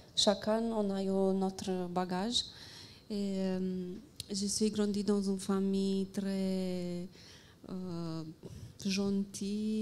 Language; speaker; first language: French; non-native, fluent; Romanian